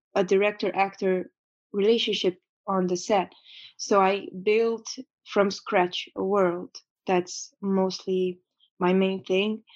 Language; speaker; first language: English; non-native, fluent; Romanian